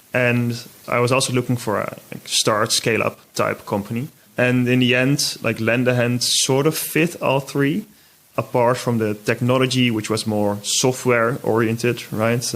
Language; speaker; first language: English; non-native, fluent; Dutch